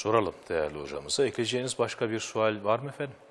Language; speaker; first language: Turkish; native; Turkish